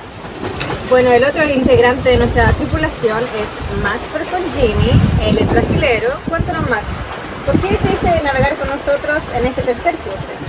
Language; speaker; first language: Spanish; native; Spanish